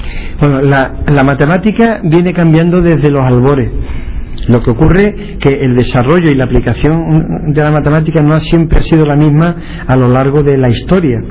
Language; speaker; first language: Spanish; native; Spanish